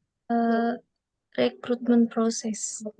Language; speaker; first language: English; non-native, learner; Indonesian